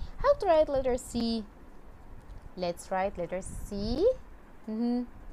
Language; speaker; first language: English; non-native, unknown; Arabic